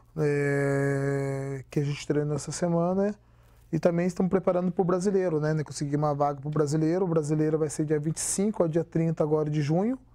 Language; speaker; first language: Portuguese; native; Portuguese